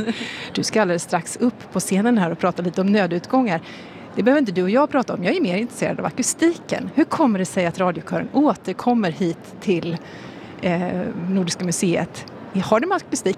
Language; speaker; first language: Swedish; native; Swedish